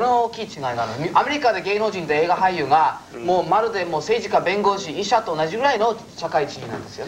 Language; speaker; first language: Japanese; non-native, fluent; English